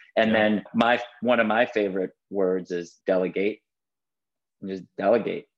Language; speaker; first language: English; native; English